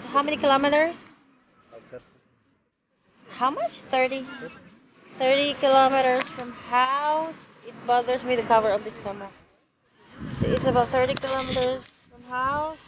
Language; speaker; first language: English; non-native, local second language; Cebuano